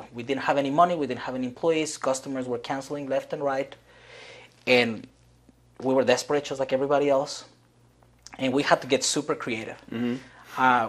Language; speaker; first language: English; non-native, fluent; Spanish